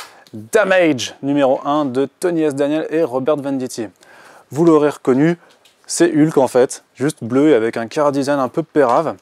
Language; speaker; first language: French; native; French